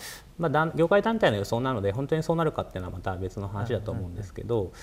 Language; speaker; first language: Japanese; native; Japanese